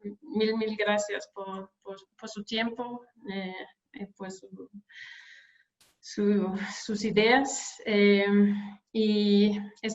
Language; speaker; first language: Spanish; non-native, fluent; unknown